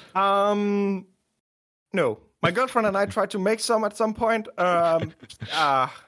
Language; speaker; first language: English; non-native, fluent; Danish